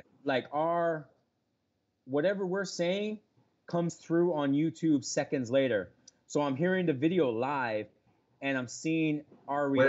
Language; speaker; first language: English; native; English